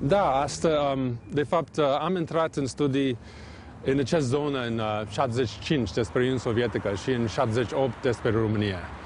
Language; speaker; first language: Romanian; non-native, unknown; English